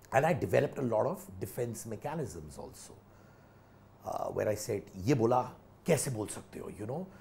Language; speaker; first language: Hindi; native; Hindi